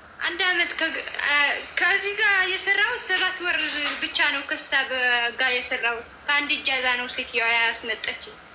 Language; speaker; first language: Amharic; non-native, local second language; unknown